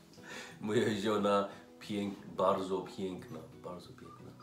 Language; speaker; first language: Polish; non-native, learner; Punjabi